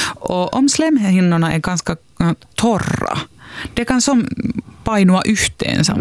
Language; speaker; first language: Swedish; non-native, local second language; Finnish